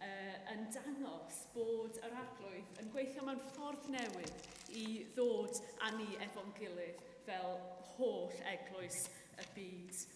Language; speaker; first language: Welsh; non-native, fluent; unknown